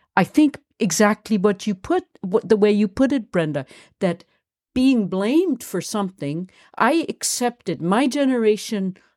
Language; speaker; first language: English; non-native, fluent; German